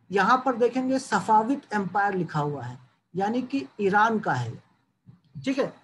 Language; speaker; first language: Hindi; native; Hindi